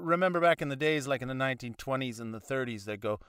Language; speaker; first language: English; native; English